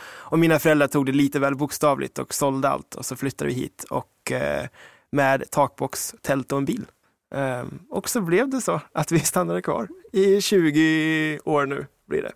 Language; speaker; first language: Swedish; early bilingual, other home language; English